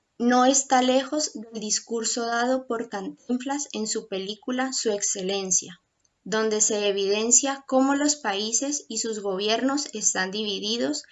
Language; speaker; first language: Spanish; native; Spanish